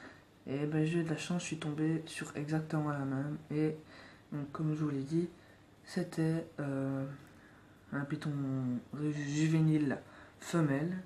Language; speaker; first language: French; native; French